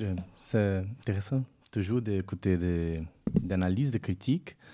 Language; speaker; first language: French; non-native, fluent; Portuguese